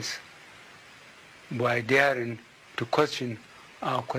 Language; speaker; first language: English; non-native, local second language; Hausa